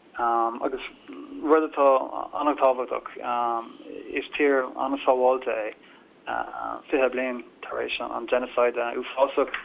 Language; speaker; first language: Irish; non-native, local second language; English